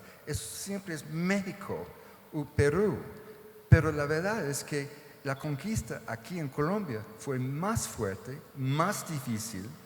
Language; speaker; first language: Spanish; non-native, fluent; English